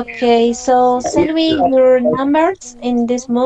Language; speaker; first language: English; non-native, fluent; Spanish